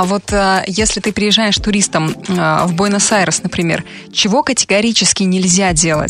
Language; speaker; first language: Russian; native; Russian